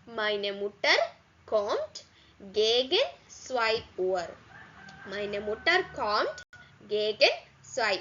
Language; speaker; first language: German; non-native, learner; Malayalam